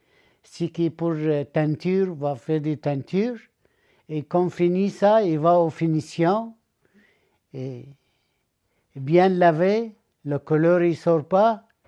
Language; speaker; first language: French; non-native, learner; Arabic